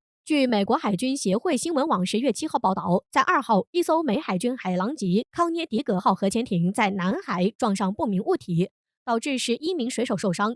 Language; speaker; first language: Chinese; native; Chinese